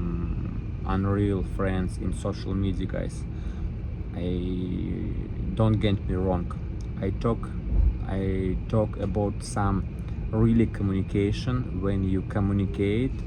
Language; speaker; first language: English; non-native, learner; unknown